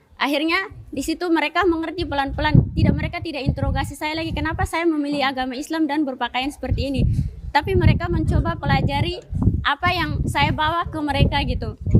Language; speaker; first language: Indonesian; non-native, local second language; Tetum